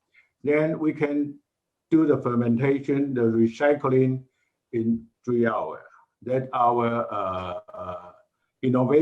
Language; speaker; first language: English; non-native, learner; Chinese